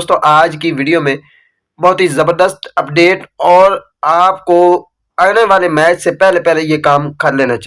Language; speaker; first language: Urdu; native; Urdu